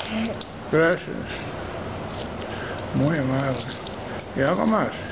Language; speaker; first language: Spanish; non-native, learner; English